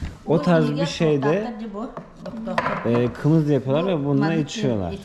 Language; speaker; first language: Turkish; native; Turkish